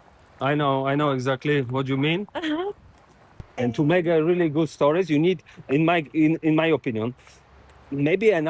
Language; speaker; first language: English; non-native, fluent; Polish